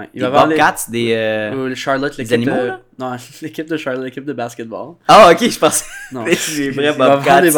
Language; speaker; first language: French; native; French